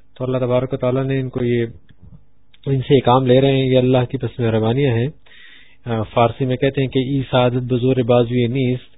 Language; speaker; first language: Urdu; non-native, local second language; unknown